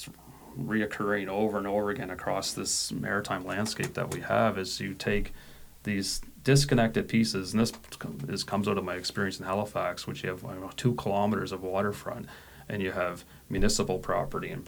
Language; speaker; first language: English; native; English